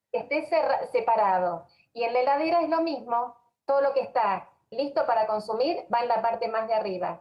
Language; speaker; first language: Spanish; native; Spanish